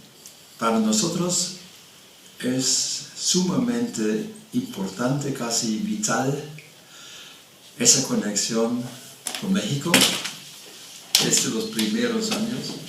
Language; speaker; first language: Spanish; non-native, fluent; German